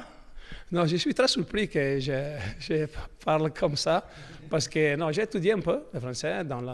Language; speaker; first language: French; non-native, learner; Italian